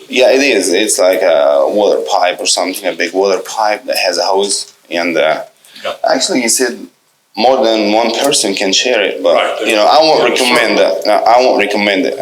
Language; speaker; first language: English; non-native, fluent; Arabic